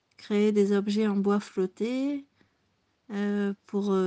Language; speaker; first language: French; native; French